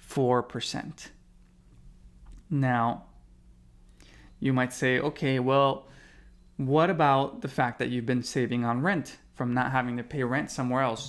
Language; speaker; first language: English; native; English